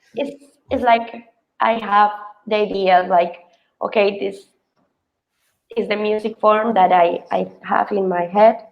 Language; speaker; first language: English; non-native, fluent; Spanish